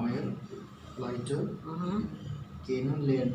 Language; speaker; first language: German; non-native, learner; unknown